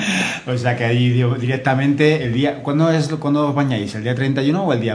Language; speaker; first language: Spanish; native; Spanish